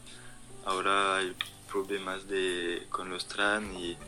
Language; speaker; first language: Spanish; non-native, learner; French